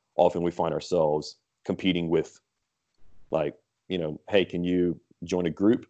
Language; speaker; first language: English; native; English